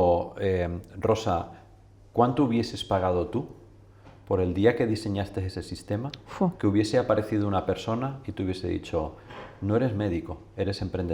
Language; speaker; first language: Spanish; native; Spanish